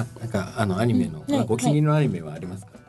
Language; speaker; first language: Spanish; non-native, fluent; Japanese